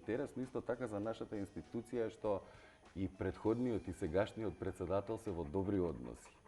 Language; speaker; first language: Macedonian; native; Macedonian